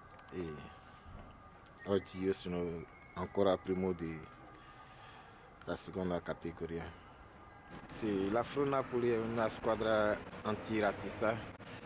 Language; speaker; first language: Italian; non-native, learner; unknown